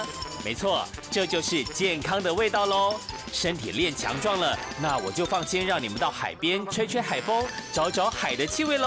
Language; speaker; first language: Chinese; native; Chinese